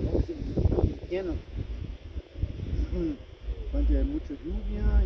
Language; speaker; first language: Spanish; non-native, learner; German